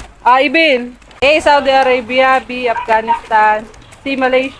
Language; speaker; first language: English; non-native, local second language; Filipino